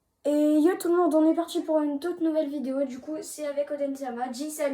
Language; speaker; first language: French; native; French